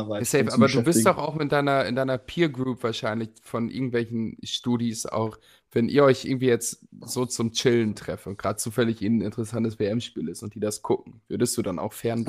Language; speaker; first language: German; native; German